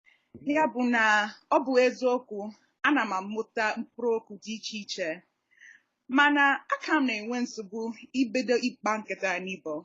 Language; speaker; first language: Igbo; non-native, learner; English